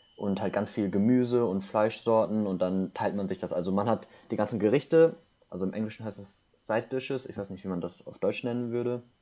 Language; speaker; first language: German; early bilingual, other home language; Korean